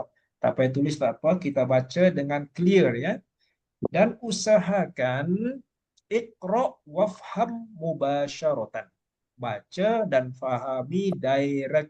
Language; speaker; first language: Malay; native; Malay